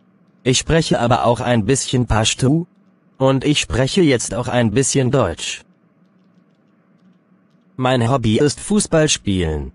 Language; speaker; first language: German; non-native, learner; Persian